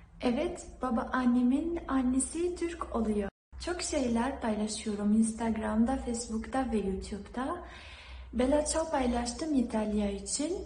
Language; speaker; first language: Turkish; non-native, learner; Arabic